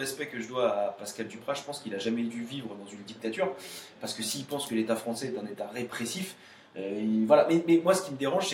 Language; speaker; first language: French; native; French